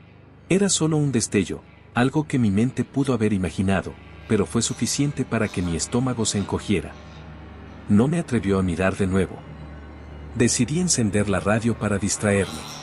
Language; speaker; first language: Spanish; native; Spanish